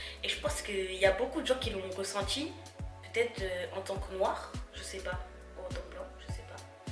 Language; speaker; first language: French; native; French